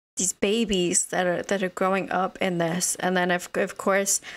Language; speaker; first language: English; native; English